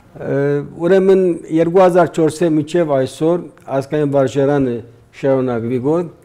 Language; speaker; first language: Armenian; early bilingual, heritage; Armenian